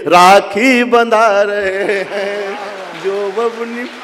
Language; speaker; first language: Hindi; native; Hindi